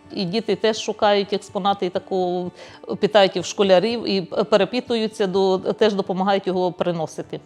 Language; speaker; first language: Ukrainian; non-native, local second language; Czech